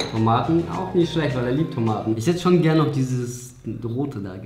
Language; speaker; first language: German; native; German